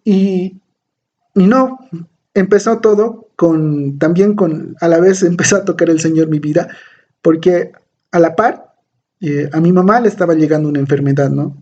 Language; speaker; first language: Spanish; native; Spanish